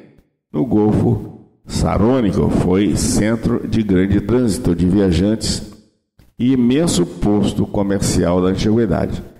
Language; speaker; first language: Portuguese; native; Portuguese